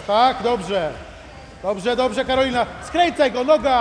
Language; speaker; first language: Polish; native; Polish